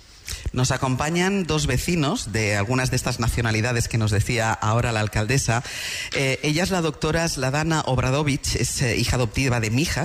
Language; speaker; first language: Spanish; native; Spanish